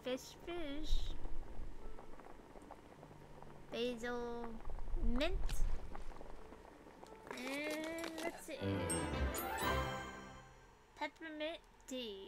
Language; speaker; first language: English; native; English